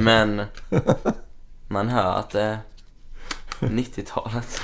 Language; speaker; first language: Swedish; native; Swedish